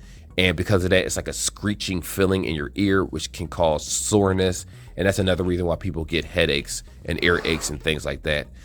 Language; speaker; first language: English; native; English